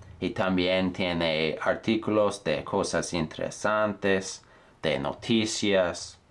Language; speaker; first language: Spanish; non-native, fluent; English